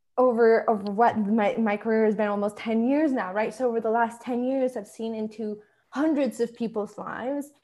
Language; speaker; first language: English; early bilingual, other home language; Spanish